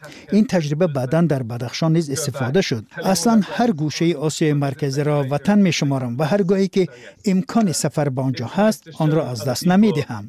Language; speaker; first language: Persian; non-native, fluent; English